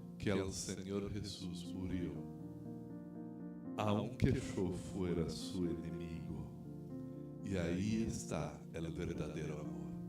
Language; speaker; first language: Spanish; non-native, fluent; Portuguese